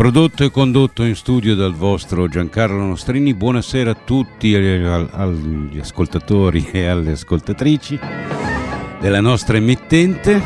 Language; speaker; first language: Italian; native; Italian